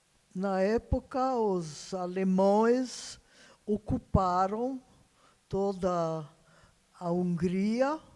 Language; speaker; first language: Portuguese; non-native, fluent; Hungarian